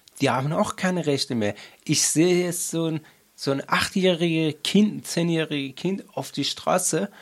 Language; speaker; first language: German; non-native, learner; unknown